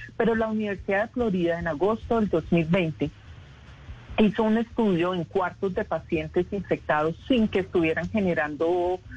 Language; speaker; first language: Spanish; native; Spanish